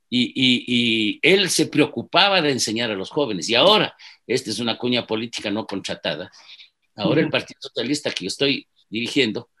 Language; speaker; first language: Spanish; native; Spanish